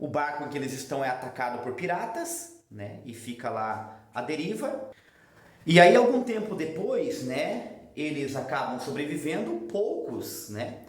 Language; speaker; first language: Portuguese; native; Portuguese